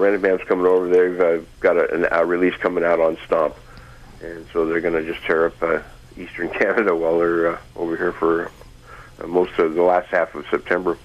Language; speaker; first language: English; native; English